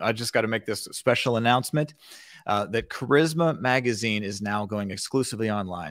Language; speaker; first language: English; native; English